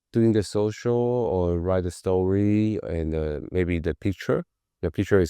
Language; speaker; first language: English; non-native, learner; Chinese